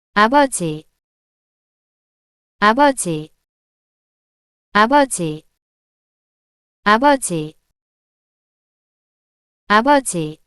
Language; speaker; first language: Korean; non-native, learner; French